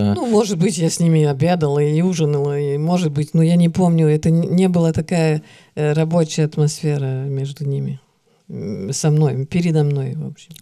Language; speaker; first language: Russian; early bilingual, heritage; Russian